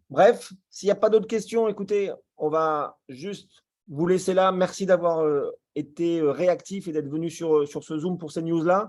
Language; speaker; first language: French; native; French